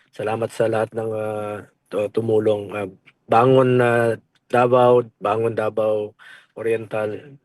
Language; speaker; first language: Filipino; non-native, local second language; Cebuano